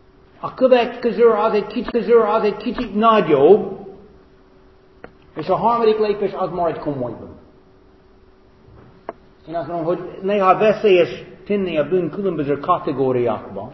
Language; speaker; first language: Hungarian; non-native, fluent; English